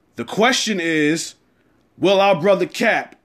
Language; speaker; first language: English; native; English